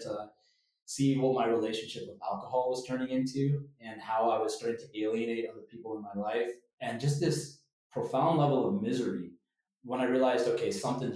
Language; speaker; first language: English; native; English